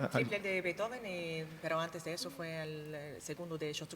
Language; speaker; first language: Spanish; non-native, fluent; English